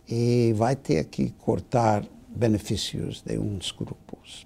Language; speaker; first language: Portuguese; non-native, fluent; English